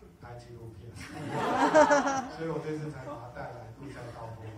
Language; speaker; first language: Chinese; native; Chinese